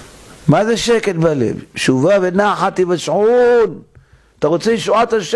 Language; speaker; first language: Hebrew; native; Hebrew